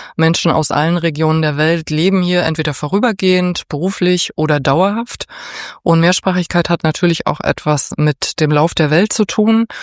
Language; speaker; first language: German; native; German